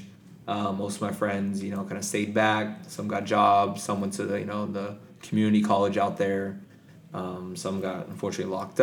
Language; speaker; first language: English; native; English